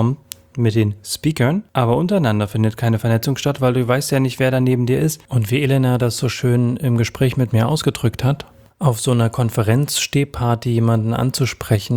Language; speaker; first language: German; native; German